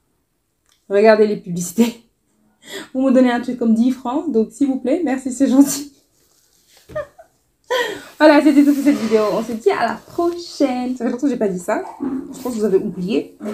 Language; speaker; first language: French; non-native, local second language; Wolof